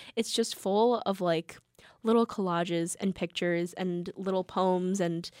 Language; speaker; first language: English; early bilingual, other home language; Korean